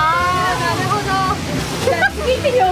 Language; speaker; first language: Japanese; native; Japanese